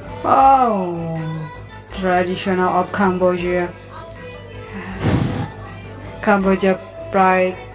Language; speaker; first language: English; non-native, learner; Indonesian